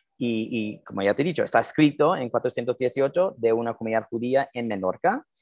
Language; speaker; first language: Spanish; non-native, fluent; English